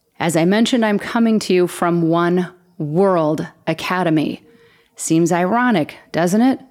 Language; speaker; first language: English; native; English